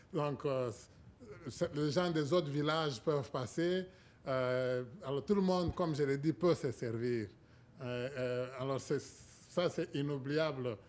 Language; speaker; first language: French; non-native, local second language; Swahili